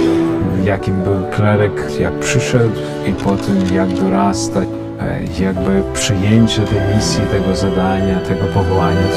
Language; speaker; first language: Polish; non-native, fluent; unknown